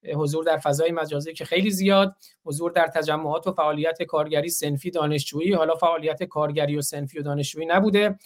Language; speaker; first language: Persian; non-native, local second language; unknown